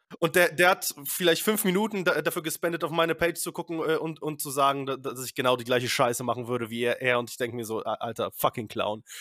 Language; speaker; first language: German; early bilingual, other home language; Polish